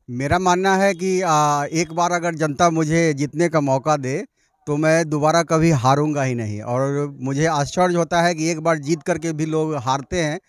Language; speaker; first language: Hindi; native; Hindi